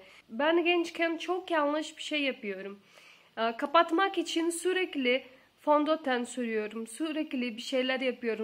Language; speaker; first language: Turkish; non-native, learner; Portuguese